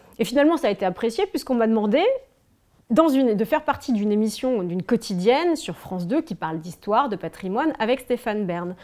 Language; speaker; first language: French; native; French